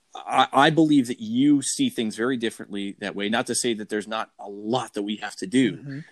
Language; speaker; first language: English; native; English